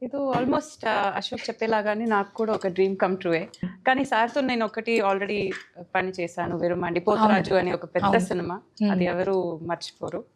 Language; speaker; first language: Telugu; non-native, fluent; Tamil